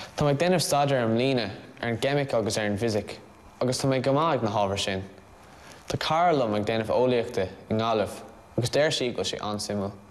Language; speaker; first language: Irish; non-native, local second language; English